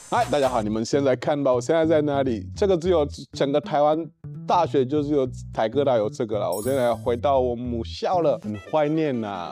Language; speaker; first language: Chinese; non-native, fluent; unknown